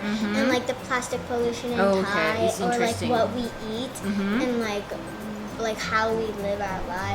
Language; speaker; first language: English; non-native, fluent; Japanese